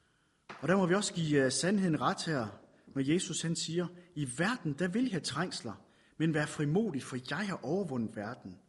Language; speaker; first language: Danish; native; Danish